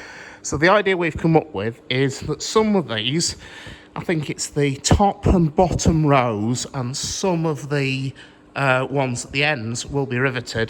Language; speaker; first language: English; native; English